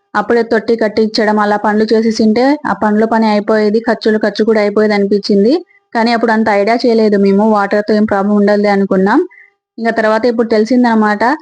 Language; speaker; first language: Telugu; native; Telugu